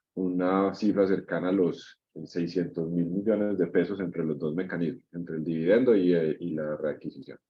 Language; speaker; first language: Spanish; native; Spanish